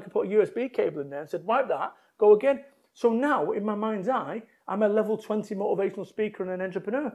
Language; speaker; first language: English; native; English